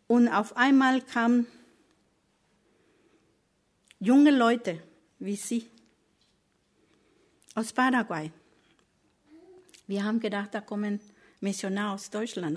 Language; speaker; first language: German; non-native, learner; Spanish